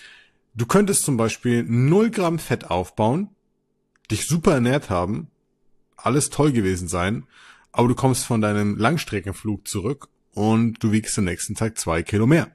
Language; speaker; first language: German; native; German